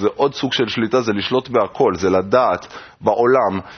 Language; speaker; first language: Hebrew; native; Hebrew